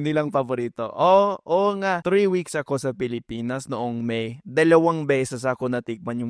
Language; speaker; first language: Filipino; non-native, fluent; English